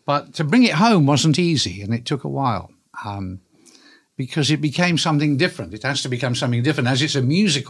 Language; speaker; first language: English; native; English